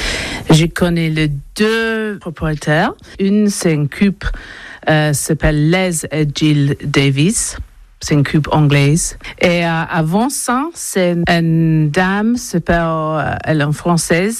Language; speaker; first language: French; non-native, learner; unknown